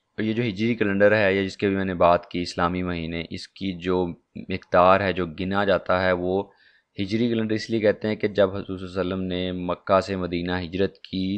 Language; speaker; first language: Urdu; non-native, local second language; Punjabi